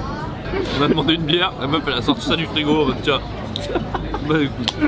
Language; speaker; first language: French; native; French